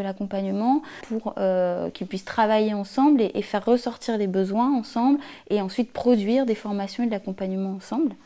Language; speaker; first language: French; native; French